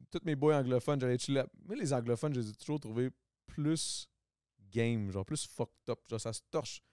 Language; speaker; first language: French; native; French